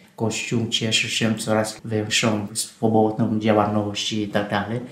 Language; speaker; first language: Polish; non-native, fluent; Vietnamese